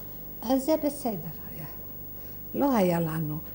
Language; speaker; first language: Hebrew; non-native, fluent; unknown